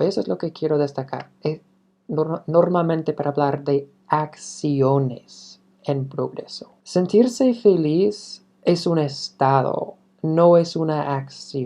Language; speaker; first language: Spanish; non-native, fluent; English